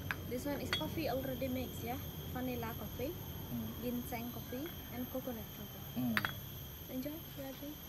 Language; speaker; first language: English; non-native, learner; Indonesian